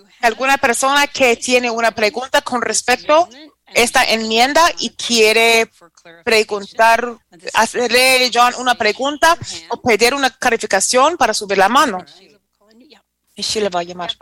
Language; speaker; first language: Spanish; non-native, fluent; English